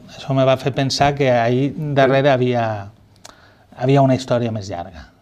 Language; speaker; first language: Catalan; native; Catalan